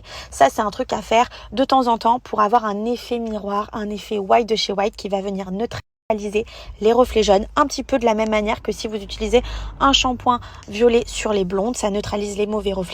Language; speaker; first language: French; native; French